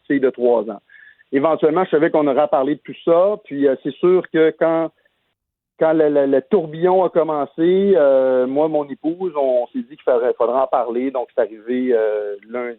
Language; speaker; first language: French; native; French